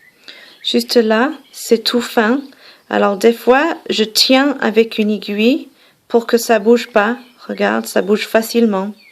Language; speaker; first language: French; non-native, fluent; English